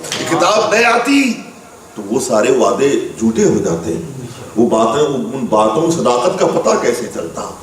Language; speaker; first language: Urdu; native; Urdu